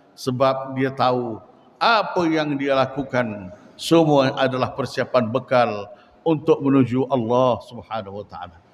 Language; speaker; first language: Malay; native; Malay